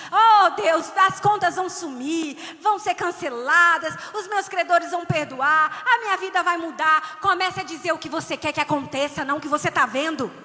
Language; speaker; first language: Portuguese; native; Portuguese